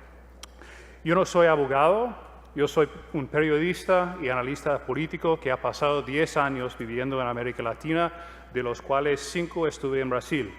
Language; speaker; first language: Spanish; non-native, fluent; English